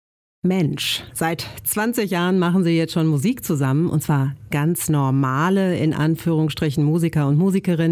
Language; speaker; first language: German; native; German